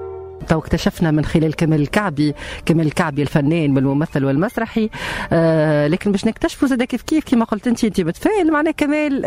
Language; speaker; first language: Arabic; native; Arabic